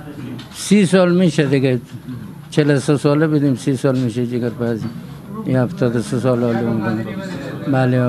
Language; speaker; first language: Persian; native; Persian